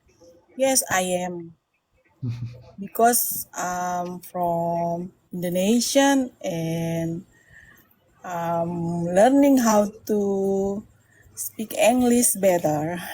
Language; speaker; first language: English; non-native, learner; Indonesian